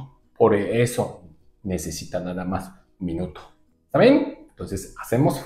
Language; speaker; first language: Spanish; non-native, learner; Japanese